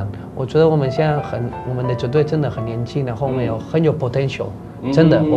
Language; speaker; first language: Chinese; non-native, fluent; Spanish